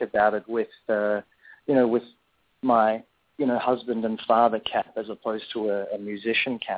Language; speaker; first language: English; native; English